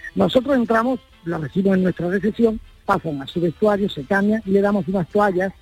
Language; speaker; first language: Spanish; native; Spanish